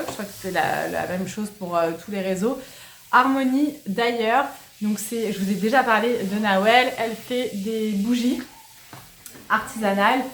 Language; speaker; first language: French; native; French